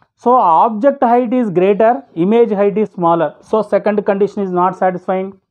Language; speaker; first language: English; non-native, local second language; Telugu